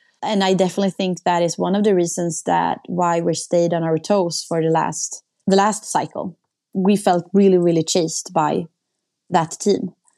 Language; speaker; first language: English; non-native, fluent; Swedish